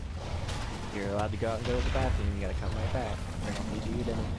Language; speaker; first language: English; native; English